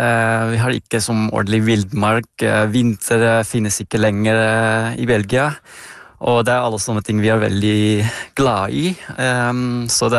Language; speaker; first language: Norwegian; non-native, learner; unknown